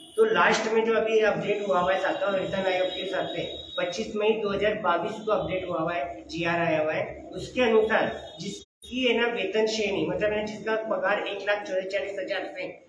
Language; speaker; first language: Hindi; native; Hindi